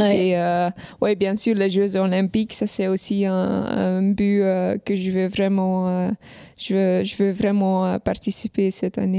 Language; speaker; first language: French; non-native, local second language; Dutch